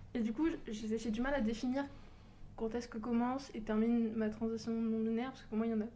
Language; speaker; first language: French; early bilingual, other home language; Portuguese